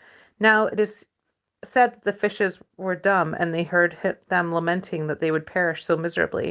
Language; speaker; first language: English; native; English